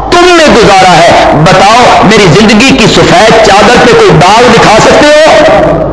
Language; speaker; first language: Urdu; non-native, local second language; Punjabi